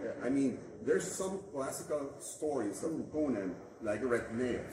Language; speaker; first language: English; non-native, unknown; Spanish